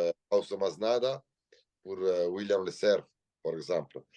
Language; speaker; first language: French; non-native, learner; Italian